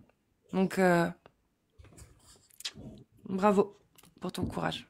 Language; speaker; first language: French; native; French